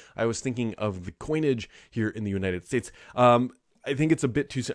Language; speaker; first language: English; native; English